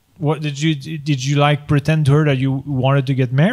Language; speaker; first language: English; non-native, fluent; French